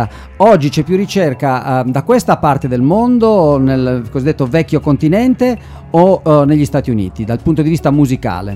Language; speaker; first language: Italian; native; Italian